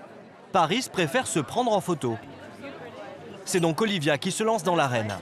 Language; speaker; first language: French; native; French